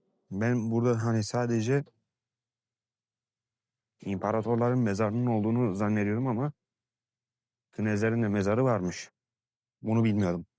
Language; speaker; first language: Turkish; native; Turkish